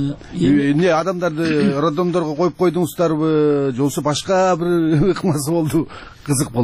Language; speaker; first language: Kyrgyz; native; Kyrgyz